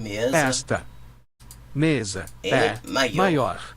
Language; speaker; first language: Portuguese; non-native, learner; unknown